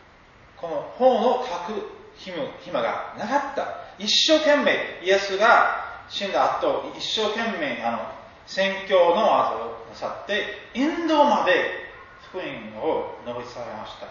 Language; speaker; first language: Japanese; non-native, fluent; English